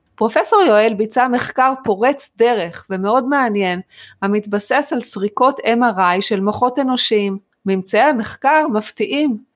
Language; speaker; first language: Hebrew; native; Hebrew